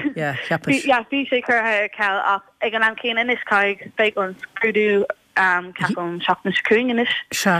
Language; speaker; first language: Irish; native; Irish